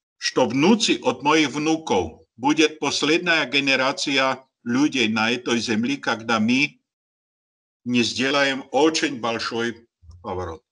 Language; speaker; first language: Russian; non-native, learner; Slovak